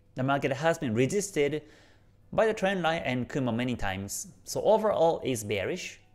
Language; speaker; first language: English; non-native, fluent; Japanese